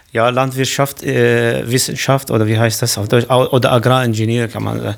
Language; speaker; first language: German; non-native, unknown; Kurdish